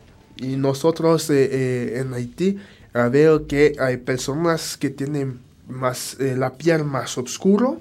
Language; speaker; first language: Spanish; non-native, fluent; Haitian Creole